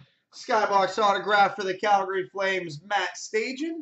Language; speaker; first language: English; native; English